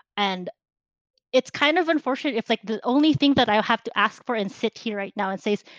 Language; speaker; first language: English; non-native, local second language; Filipino